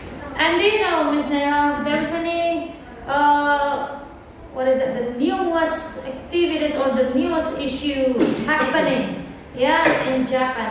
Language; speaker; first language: English; non-native, learner; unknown